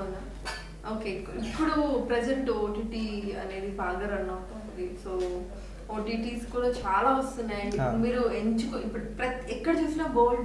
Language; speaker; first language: Telugu; native; Telugu